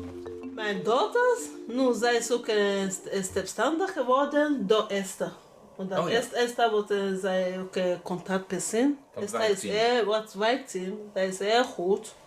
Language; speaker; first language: Dutch; non-native, learner; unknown